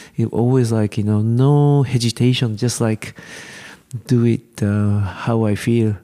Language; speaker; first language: English; non-native, learner; Japanese